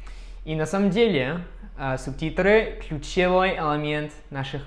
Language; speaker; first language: Russian; non-native, fluent; English